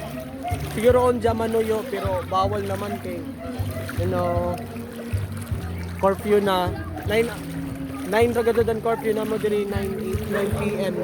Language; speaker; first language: Filipino; non-native, local second language; Cebuano